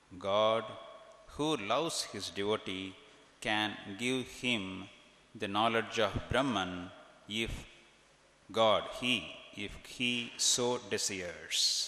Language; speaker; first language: English; non-native, local second language; Tamil